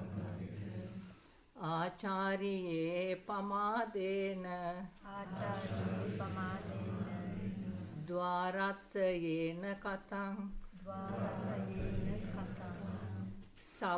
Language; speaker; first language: English; non-native, local second language; Sinhala